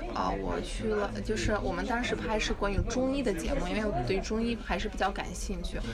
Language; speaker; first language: Chinese; non-native, fluent; Russian